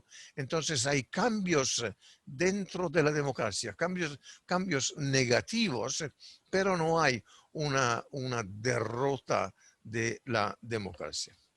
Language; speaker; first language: Spanish; non-native, fluent; Italian